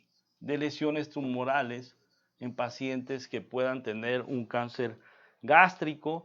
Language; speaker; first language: Spanish; native; Spanish